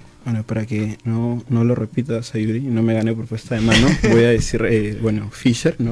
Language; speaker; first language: Spanish; native; Spanish